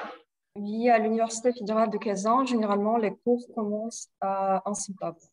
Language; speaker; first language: French; non-native, fluent; Russian